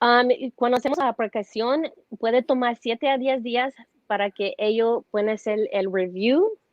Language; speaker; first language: Spanish; early bilingual, heritage; Spanish